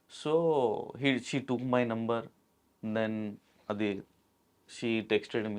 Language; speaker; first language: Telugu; non-native, local second language; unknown